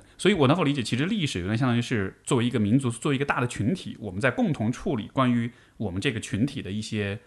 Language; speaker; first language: Chinese; native; Chinese